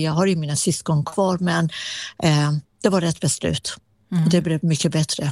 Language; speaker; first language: Swedish; non-native, fluent; Persian